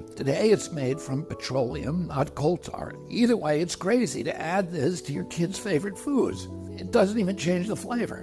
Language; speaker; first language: English; native; English